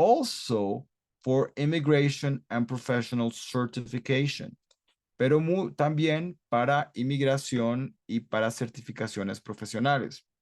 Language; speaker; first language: Spanish; non-native, fluent; English